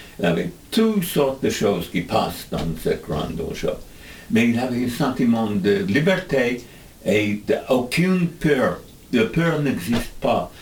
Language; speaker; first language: French; non-native, learner; English